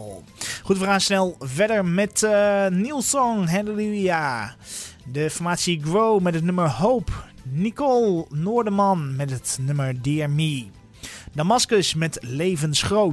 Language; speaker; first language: Dutch; native; Dutch